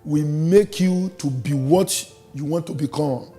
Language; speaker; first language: English; non-native, local second language; Yoruba